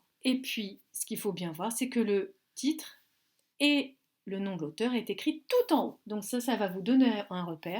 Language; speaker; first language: French; native; French